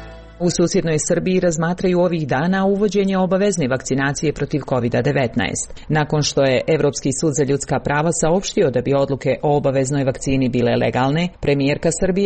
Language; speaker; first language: Serbian; native; Serbian